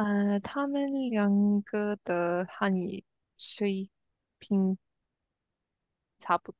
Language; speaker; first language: Chinese; non-native, learner; English